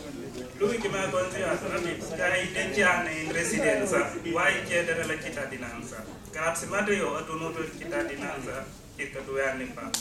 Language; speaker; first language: Italian; non-native, learner; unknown